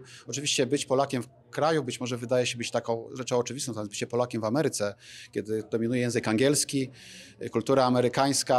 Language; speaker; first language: Polish; native; Polish